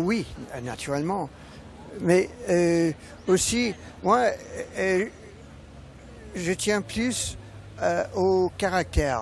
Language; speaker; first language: French; non-native, fluent; English